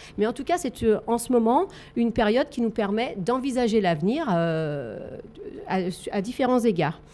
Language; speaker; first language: French; native; French